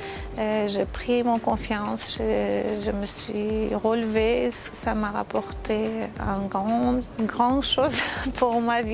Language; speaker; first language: French; non-native, fluent; Armenian